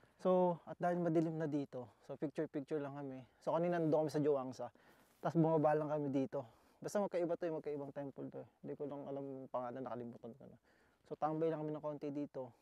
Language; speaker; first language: Filipino; native; Filipino